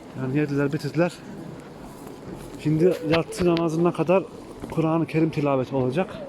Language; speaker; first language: Turkish; native; Turkish